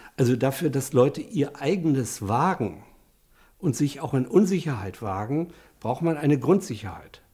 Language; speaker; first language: German; native; German